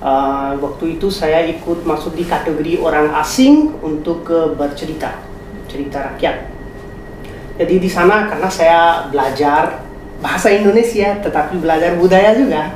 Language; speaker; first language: Indonesian; non-native, fluent; Hindi